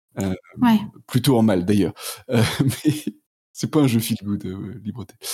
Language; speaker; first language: French; native; French